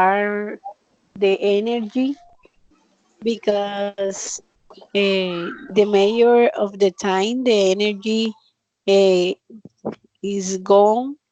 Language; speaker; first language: English; non-native, learner; Spanish